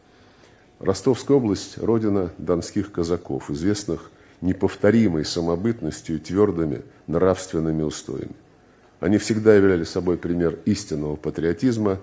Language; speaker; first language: Russian; native; Russian